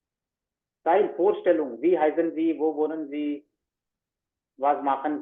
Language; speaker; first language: German; non-native, fluent; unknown